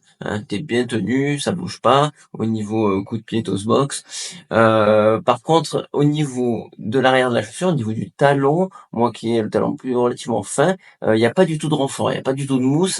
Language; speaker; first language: French; native; French